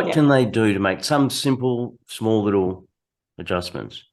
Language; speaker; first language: English; native; English